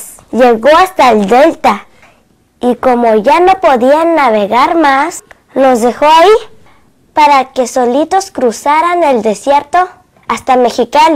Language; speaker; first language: Spanish; early bilingual, other home language; Cantonese